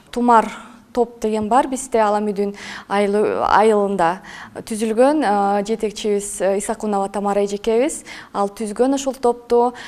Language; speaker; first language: Kyrgyz; non-native, local second language; Russian